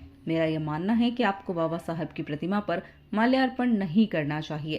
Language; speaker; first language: Hindi; native; Hindi